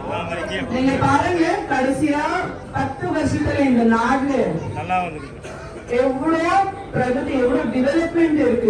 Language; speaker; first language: Tamil; non-native, fluent; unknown